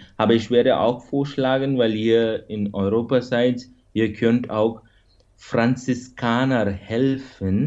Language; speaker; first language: German; non-native, fluent; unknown